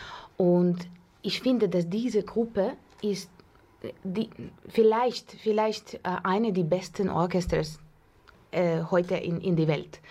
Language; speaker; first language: German; non-native, fluent; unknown